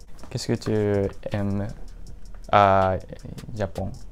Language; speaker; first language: French; non-native, learner; Japanese